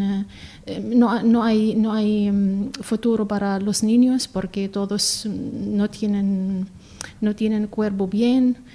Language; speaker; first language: Spanish; non-native, learner; Arabic